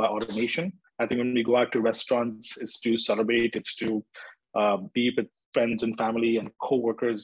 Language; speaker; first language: English; non-native, local second language; Hindi